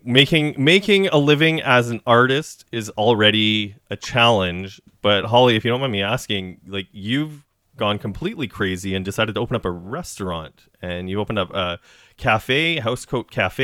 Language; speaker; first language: English; native; English